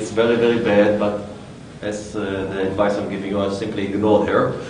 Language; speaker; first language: English; non-native, fluent; Hebrew